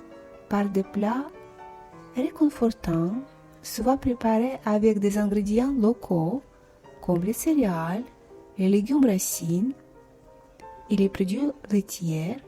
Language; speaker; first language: French; non-native, fluent; Russian